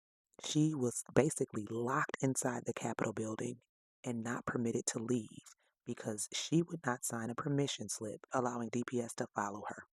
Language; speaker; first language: English; native; English